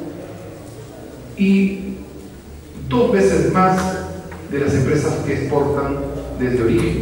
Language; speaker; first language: Spanish; native; Spanish